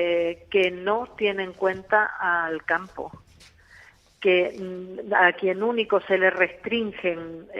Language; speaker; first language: Spanish; native; Spanish